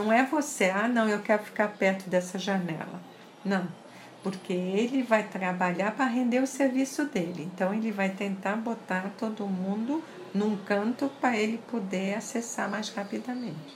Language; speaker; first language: Portuguese; early bilingual, other home language; French